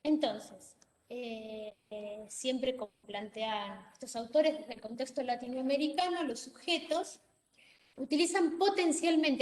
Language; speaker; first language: Spanish; native; Spanish